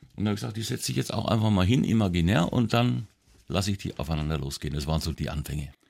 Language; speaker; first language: German; native; German